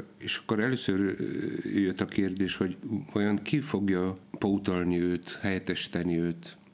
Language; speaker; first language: Hungarian; non-native, fluent; Polish